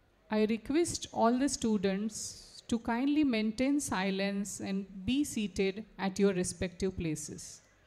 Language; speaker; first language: English; non-native, local second language; Marathi